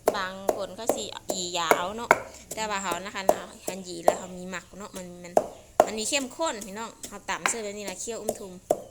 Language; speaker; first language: Thai; native; Thai